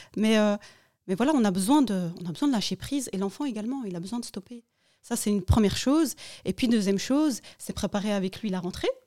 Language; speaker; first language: French; early bilingual, other home language; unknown